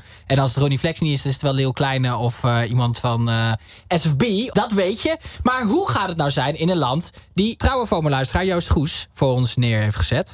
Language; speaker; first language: Dutch; native; Dutch